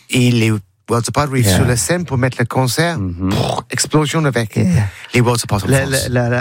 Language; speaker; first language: French; non-native, learner; English